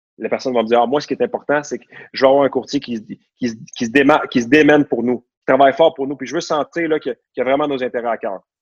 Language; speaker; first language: French; native; French